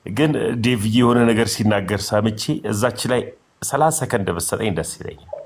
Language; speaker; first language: Amharic; non-native, local second language; Oromo